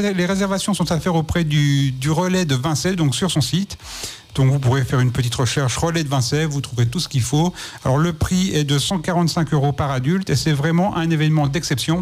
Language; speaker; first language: French; native; French